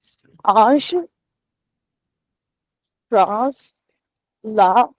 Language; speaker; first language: French; non-native, learner; Punjabi